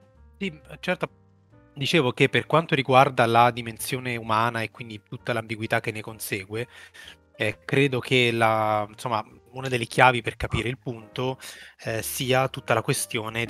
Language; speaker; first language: Italian; native; Italian